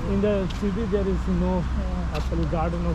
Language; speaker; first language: English; non-native, local second language; Bangla